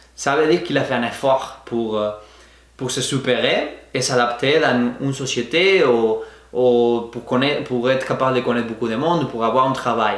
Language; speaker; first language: French; non-native, fluent; Spanish